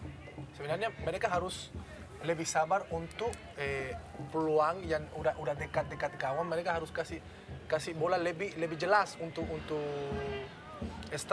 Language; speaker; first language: Indonesian; non-native, fluent; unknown